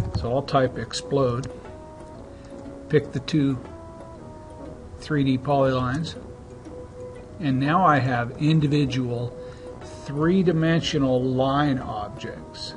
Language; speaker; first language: English; native; English